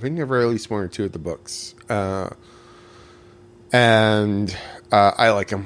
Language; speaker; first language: English; native; English